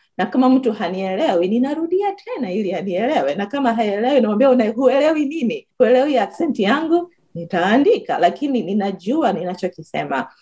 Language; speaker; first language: Swahili; native; Swahili